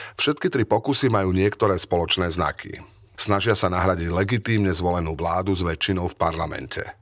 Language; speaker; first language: Slovak; native; Slovak